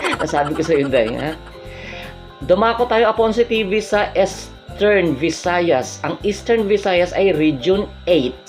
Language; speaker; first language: Filipino; non-native, local second language; Hiligaynon